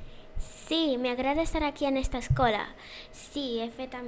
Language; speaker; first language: Catalan; non-native, learner; Spanish